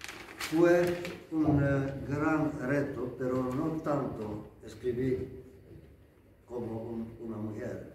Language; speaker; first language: Spanish; non-native, learner; Greek